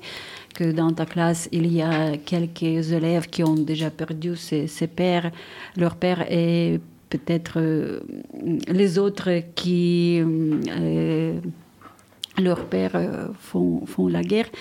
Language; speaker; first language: French; non-native, fluent; Ukrainian